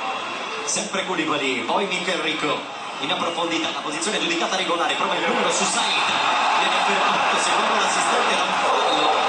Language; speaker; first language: Italian; native; Italian